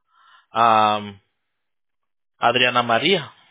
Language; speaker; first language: Spanish; early bilingual, heritage; Spanish